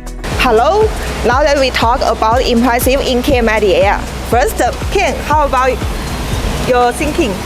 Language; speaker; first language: English; non-native, learner; Chinese